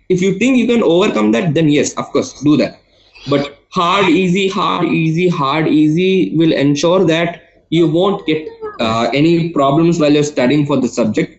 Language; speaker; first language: English; non-native, local second language; Telugu